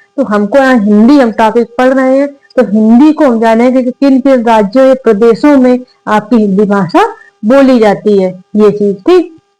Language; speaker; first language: Hindi; native; Hindi